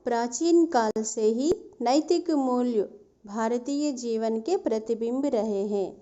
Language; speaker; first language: Hindi; non-native, local second language; Telugu